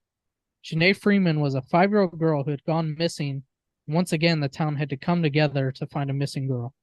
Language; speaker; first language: English; native; English